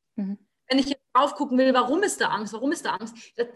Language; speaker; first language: German; native; German